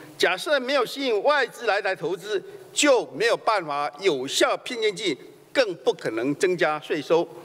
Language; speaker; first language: Chinese; native; Chinese